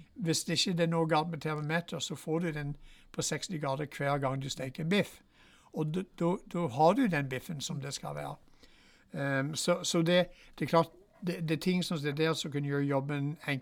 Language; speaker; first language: Norwegian; non-native, fluent; English